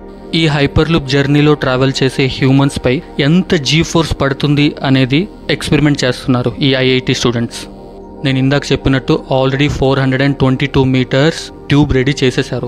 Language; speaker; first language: Telugu; native; Telugu